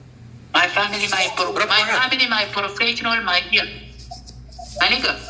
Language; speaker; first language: English; non-native, learner; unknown